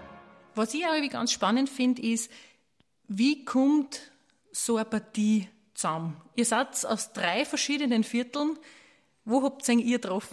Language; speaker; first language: German; native; German